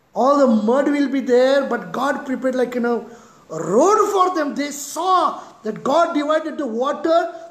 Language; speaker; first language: English; non-native, local second language; Marathi